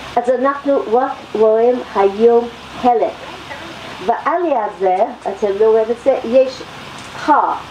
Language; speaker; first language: Hebrew; non-native, fluent; English